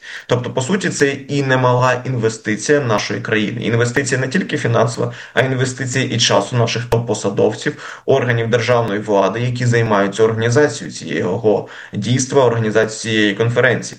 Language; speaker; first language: Ukrainian; native; Ukrainian